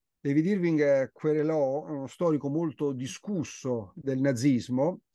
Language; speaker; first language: Italian; native; Italian